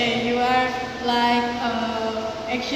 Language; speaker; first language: English; non-native, learner; Indonesian